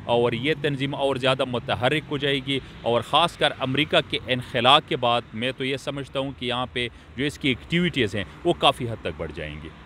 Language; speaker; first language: Urdu; non-native, local second language; Pashto